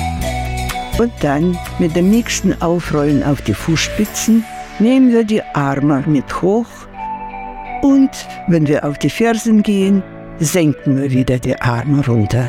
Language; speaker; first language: German; non-native, fluent; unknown